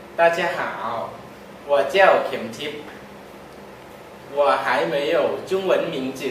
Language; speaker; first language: Chinese; non-native, learner; Thai